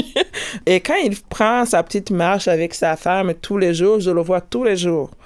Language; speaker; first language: French; non-native, local second language; Kinyarwanda